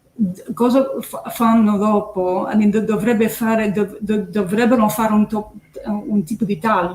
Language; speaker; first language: Italian; early bilingual, heritage; English